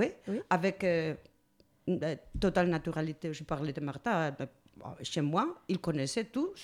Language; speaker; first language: French; non-native, learner; Spanish